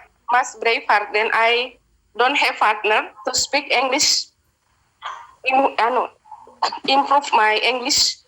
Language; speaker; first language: English; non-native, learner; Indonesian